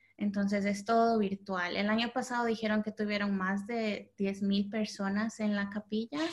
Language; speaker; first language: Spanish; early bilingual, heritage; Spanish